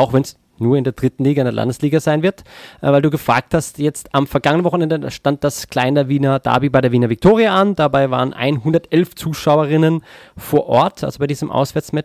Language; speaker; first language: German; native; German